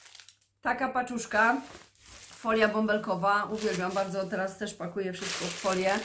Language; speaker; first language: Polish; native; Polish